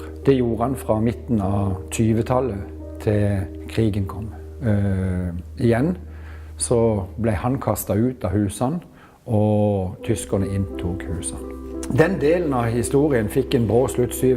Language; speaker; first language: Norwegian; native; Norwegian